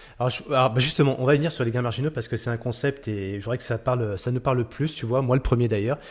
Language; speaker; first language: French; native; French